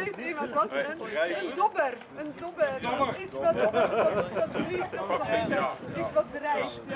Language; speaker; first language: Dutch; native; Dutch